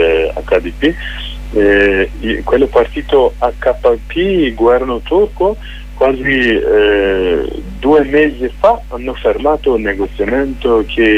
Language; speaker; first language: Italian; non-native, fluent; Kurdish